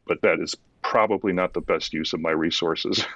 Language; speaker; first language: English; early bilingual, other home language; Ukrainian